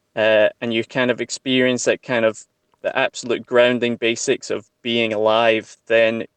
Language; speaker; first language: English; native; English